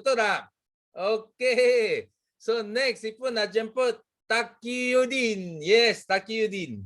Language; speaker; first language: Malay; non-native, local second language; Chinese